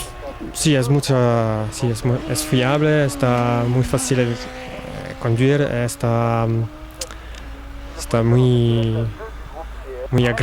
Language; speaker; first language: Spanish; early bilingual, heritage; French